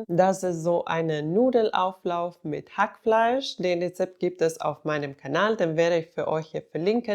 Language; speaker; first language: German; non-native, fluent; Finnish